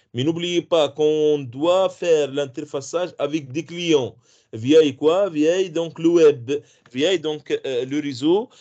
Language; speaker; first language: French; non-native, local second language; Arabic